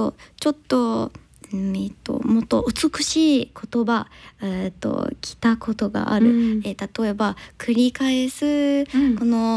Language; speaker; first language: Japanese; non-native, learner; English